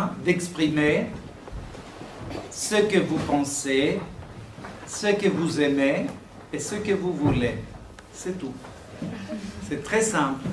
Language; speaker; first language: French; non-native, fluent; Greek